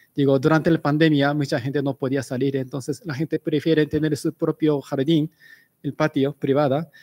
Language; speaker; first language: Spanish; non-native, fluent; Japanese